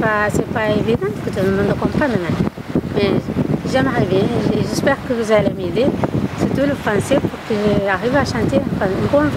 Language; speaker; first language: French; non-native, learner; Kabuverdianu